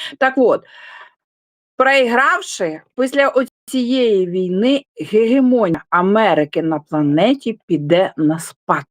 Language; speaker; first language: Ukrainian; non-native, local second language; Russian